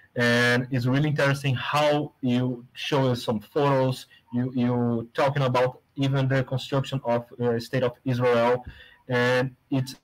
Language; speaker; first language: English; non-native, fluent; Portuguese